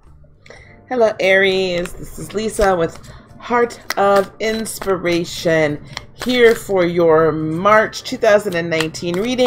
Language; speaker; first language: English; native; English